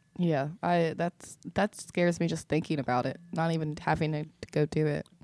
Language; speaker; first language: English; native; English